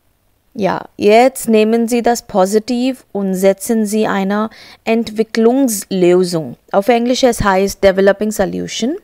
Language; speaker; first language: German; non-native, learner; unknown